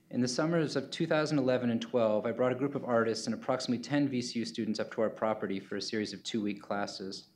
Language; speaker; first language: English; native; English